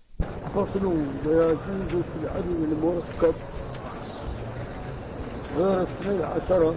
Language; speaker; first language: Arabic; native; Arabic